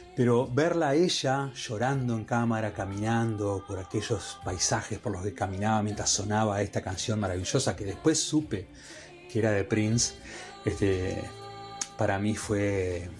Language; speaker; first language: Spanish; native; Spanish